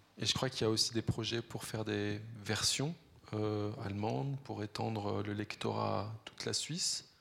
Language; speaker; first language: French; native; French